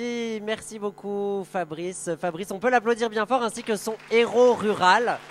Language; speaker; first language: French; native; French